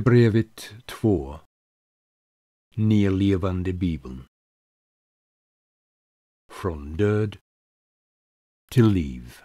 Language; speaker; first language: Swedish; non-native, fluent; English